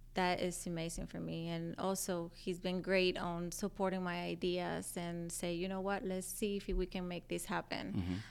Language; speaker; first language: English; non-native, fluent; Spanish